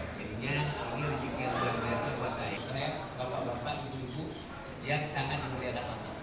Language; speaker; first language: Indonesian; native; Indonesian